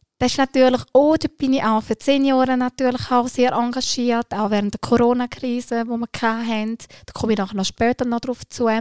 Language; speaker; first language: German; early bilingual, other home language; Albanian